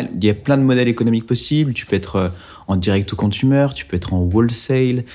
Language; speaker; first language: French; native; French